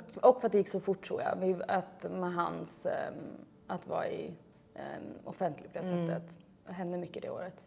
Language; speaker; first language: Swedish; native; Swedish